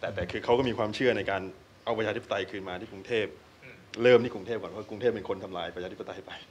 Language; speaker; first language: Thai; native; Thai